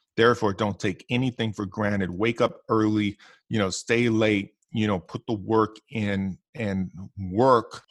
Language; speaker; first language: English; native; English